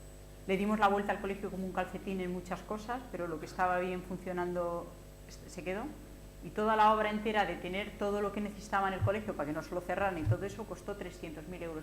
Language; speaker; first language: Spanish; native; Spanish